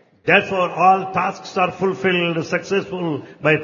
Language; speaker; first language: English; non-native, local second language; Telugu